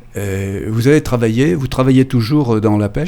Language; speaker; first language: French; native; French